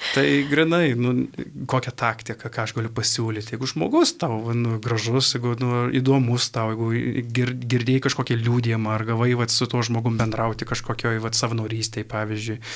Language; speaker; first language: Lithuanian; early bilingual, heritage; Lithuanian